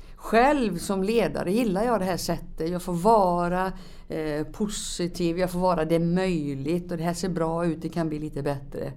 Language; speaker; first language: Swedish; native; Swedish